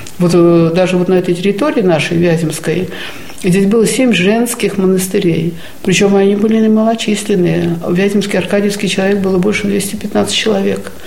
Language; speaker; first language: Russian; native; Russian